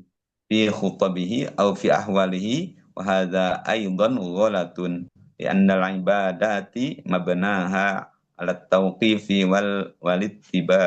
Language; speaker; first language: Arabic; non-native, learner; Indonesian